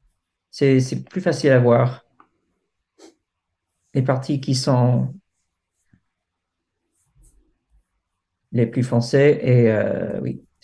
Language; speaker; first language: French; non-native, fluent; English